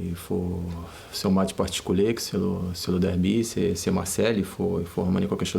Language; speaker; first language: French; non-native, learner; Portuguese